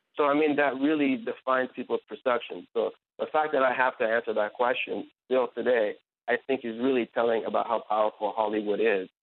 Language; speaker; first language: English; native; English